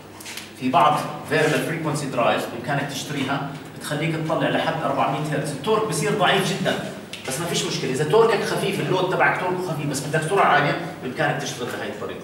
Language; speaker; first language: Arabic; native; Arabic